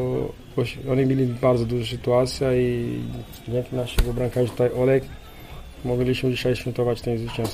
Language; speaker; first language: Polish; non-native, learner; Portuguese